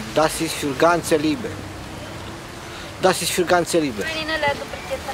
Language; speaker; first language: German; non-native, learner; Romanian